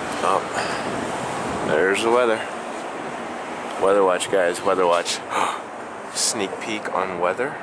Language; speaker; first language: English; native; English